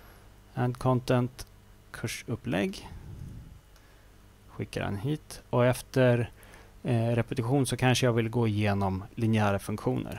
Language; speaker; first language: Swedish; native; Swedish